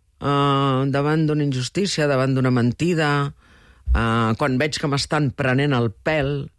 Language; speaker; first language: Catalan; early bilingual, heritage; Catalan